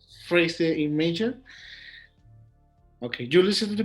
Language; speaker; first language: English; non-native, learner; Spanish